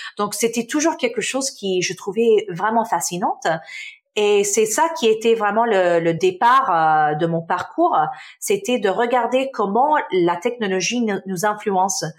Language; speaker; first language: French; non-native, local second language; Arabic